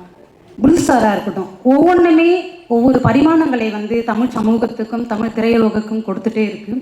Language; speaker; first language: Tamil; native; Tamil